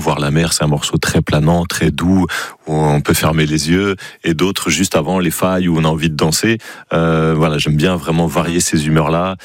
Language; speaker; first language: French; native; French